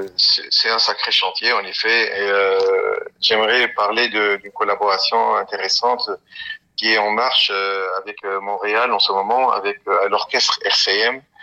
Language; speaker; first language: French; non-native, local second language; Arabic